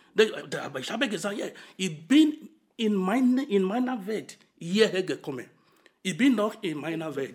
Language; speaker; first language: German; non-native, fluent; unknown